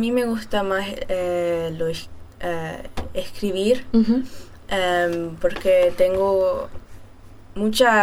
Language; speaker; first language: Spanish; early bilingual, heritage; German